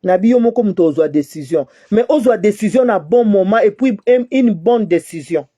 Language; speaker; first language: French; non-native, local second language; Lingala